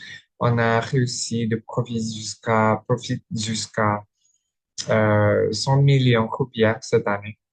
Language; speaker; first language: French; non-native, learner; Indonesian